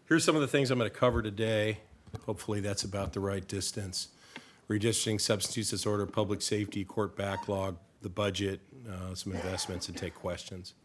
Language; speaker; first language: English; native; English